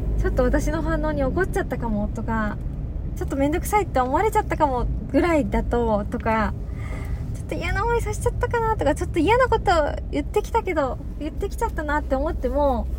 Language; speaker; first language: Japanese; native; Japanese